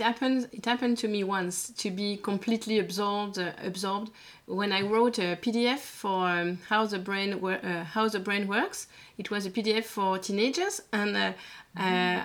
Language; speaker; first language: English; non-native, learner; French